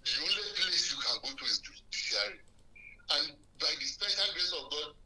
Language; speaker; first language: English; non-native, local second language; Yoruba